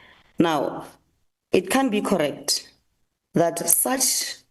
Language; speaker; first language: English; non-native, local second language; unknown